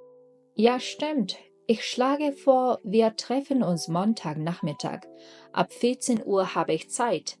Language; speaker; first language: German; non-native, fluent; Mongolian